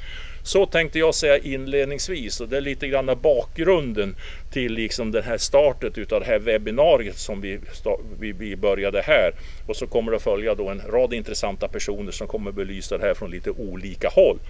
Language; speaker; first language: Swedish; native; Swedish